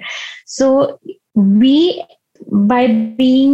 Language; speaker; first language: English; non-native, local second language; Hindi